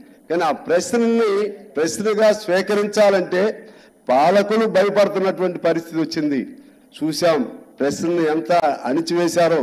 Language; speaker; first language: Telugu; native; Telugu